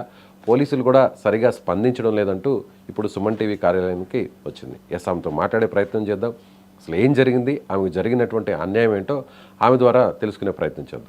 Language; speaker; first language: Telugu; native; Telugu